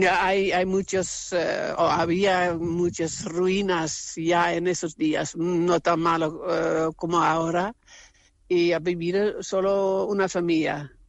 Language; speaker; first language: Spanish; non-native, learner; Dutch